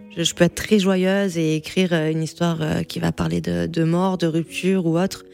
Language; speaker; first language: French; native; French